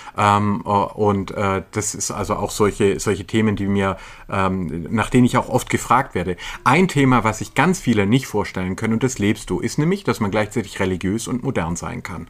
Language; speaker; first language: German; native; German